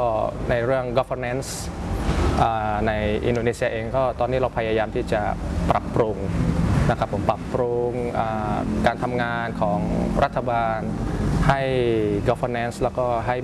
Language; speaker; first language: Thai; early bilingual, other home language; Indonesian